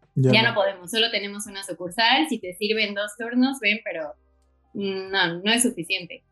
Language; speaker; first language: Spanish; native; Spanish